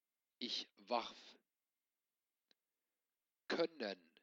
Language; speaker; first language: German; non-native, local second language; Luxembourgish